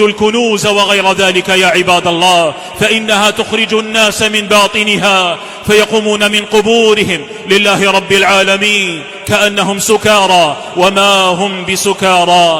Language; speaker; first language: Arabic; native; Arabic